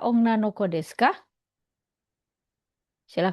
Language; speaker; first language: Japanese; non-native, fluent; Indonesian